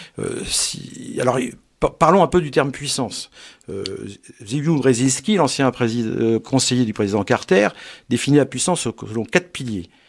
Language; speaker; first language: French; native; French